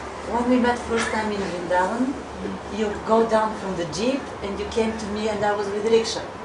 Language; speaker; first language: English; non-native, fluent; Bulgarian